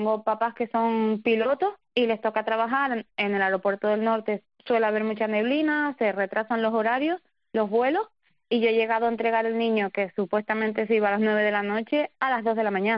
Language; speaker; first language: Spanish; native; Spanish